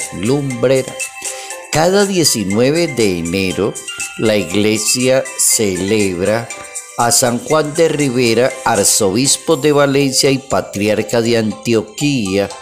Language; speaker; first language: Spanish; native; Spanish